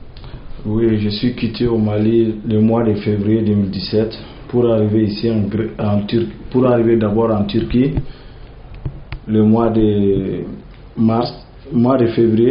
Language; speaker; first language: French; non-native, local second language; Bambara